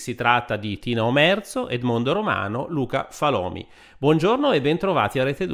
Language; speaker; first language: Italian; native; Italian